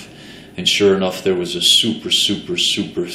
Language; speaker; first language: English; native; English